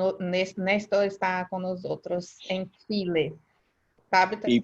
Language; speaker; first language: Spanish; non-native, fluent; Portuguese